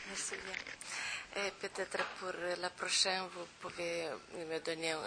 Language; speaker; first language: French; non-native, learner; Romanian